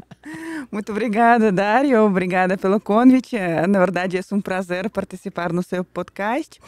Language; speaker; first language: Portuguese; non-native, fluent; Russian